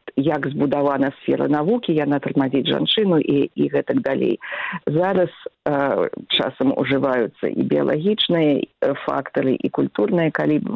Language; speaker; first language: Belarusian; native; Belarusian